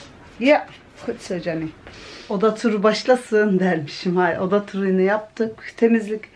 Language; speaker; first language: Turkish; early bilingual, other home language; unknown